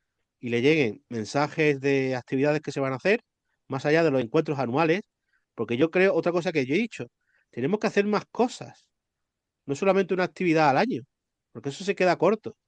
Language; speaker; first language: Spanish; native; Spanish